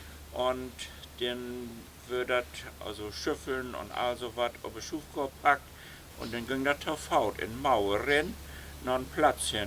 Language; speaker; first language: German; non-native, local second language; Low German